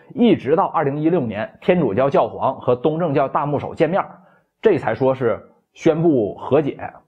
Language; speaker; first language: Chinese; native; Chinese